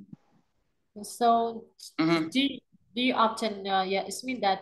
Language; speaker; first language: English; non-native, learner; Vietnamese